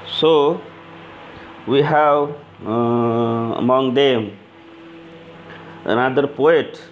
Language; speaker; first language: English; non-native, local second language; Marathi